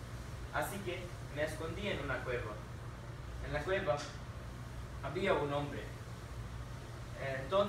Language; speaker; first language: Spanish; non-native, learner; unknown